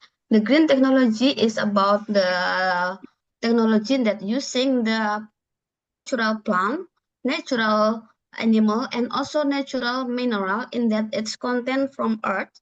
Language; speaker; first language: English; non-native, learner; Indonesian